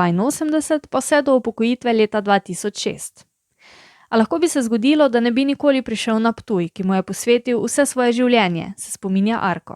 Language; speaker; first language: Slovenian; native; Slovenian